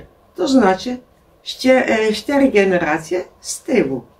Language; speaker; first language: Polish; non-native, learner; Dutch